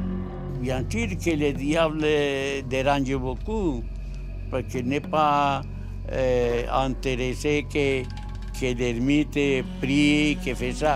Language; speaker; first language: French; non-native, learner; Spanish